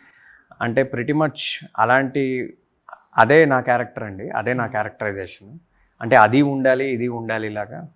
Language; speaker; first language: Telugu; native; Telugu